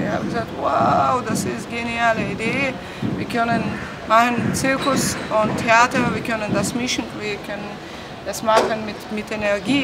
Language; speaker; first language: German; non-native, learner; Russian